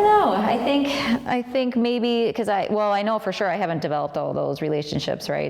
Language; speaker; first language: English; native; English